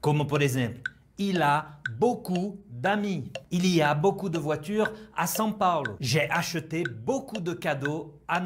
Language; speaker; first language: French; non-native, fluent; Portuguese